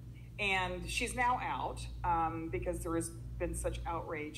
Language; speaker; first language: English; native; English